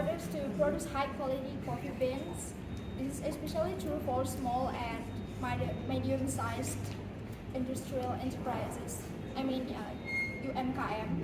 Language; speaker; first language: English; non-native, learner; Indonesian